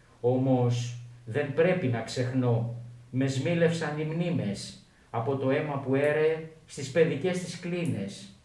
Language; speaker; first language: Greek; native; Greek